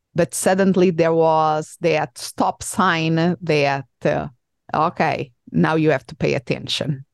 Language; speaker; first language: English; non-native, fluent; Portuguese